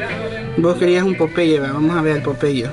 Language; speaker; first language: Spanish; native; Spanish